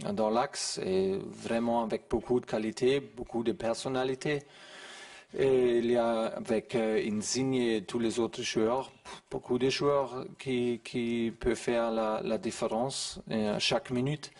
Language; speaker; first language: French; non-native, learner; German